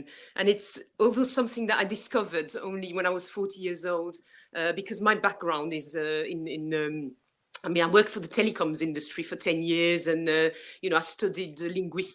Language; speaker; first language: English; non-native, fluent; French